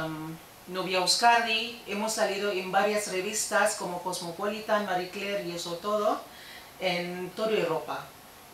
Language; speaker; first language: Spanish; non-native, fluent; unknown